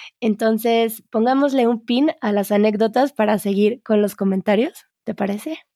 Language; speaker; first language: Spanish; native; Spanish